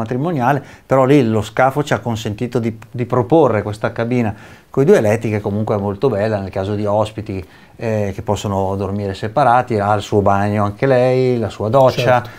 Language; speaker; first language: Italian; native; Italian